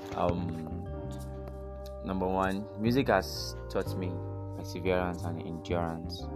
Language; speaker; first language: English; non-native, local second language; Igbo